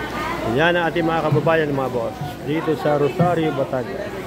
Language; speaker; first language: Filipino; native; Filipino